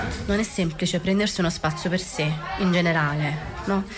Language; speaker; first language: Italian; native; Italian